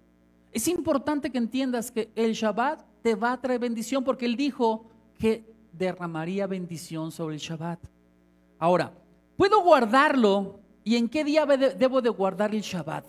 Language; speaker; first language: Spanish; native; Spanish